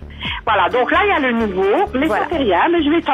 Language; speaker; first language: French; native; French